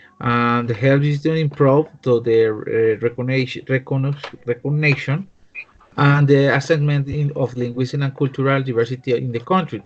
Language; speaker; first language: English; non-native, learner; Spanish